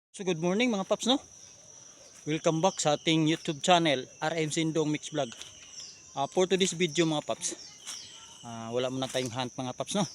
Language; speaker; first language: Filipino; non-native, local second language; Cebuano